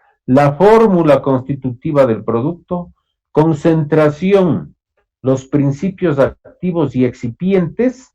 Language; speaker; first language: Spanish; native; Spanish